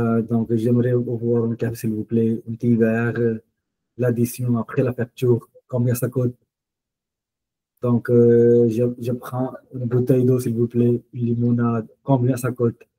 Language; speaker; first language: French; non-native, fluent; Punjabi